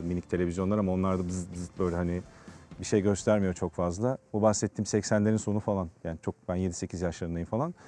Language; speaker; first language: Turkish; native; Turkish